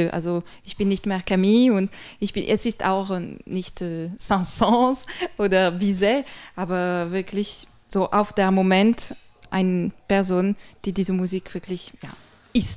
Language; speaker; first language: German; non-native, fluent; French